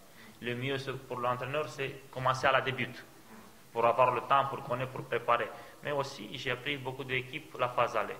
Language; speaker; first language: French; non-native, fluent; Romanian